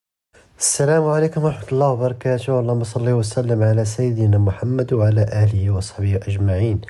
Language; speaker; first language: Arabic; native; Arabic